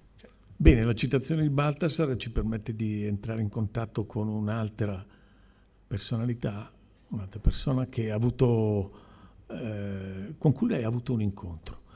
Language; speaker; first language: Italian; native; Italian